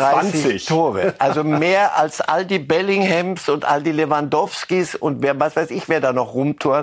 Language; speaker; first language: German; native; German